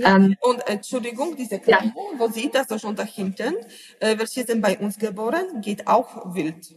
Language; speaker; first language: German; non-native, learner; Polish